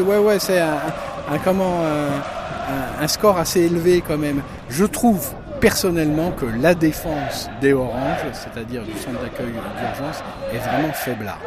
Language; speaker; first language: French; native; French